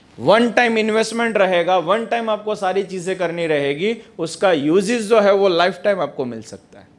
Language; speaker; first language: Hindi; non-native, local second language; Gujarati